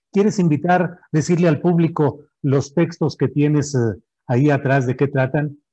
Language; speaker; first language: Spanish; native; Spanish